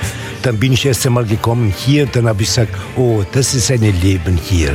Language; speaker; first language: German; non-native, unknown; Italian